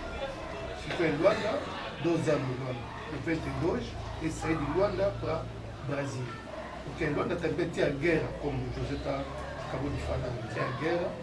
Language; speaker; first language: Portuguese; non-native, learner; Lingala